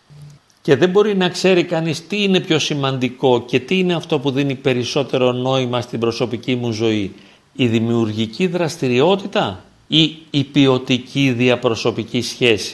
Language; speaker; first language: Greek; native; Greek